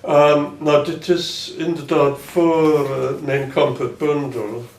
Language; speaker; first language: Dutch; non-native, fluent; English